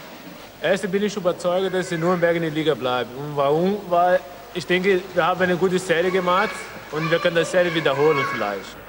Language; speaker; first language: German; non-native, learner; Portuguese